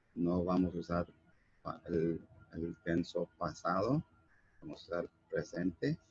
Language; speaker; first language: Spanish; non-native, learner; English